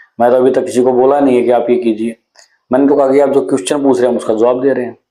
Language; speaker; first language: Hindi; native; Hindi